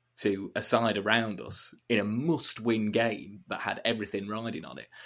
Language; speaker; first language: English; native; English